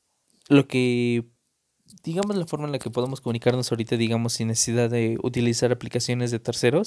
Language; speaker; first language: Spanish; native; Spanish